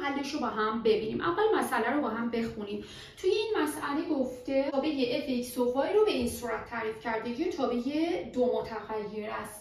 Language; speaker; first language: Persian; native; Persian